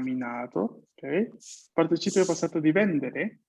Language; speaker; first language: Italian; non-native, fluent; Spanish